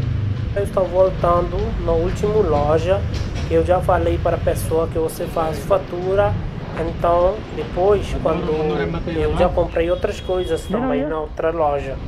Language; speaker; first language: Portuguese; non-native, learner; Hindi